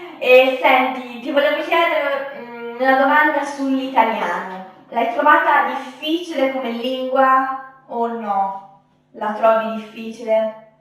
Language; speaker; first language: Italian; native; Italian